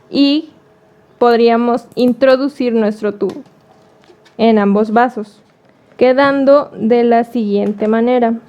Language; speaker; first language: Spanish; native; Spanish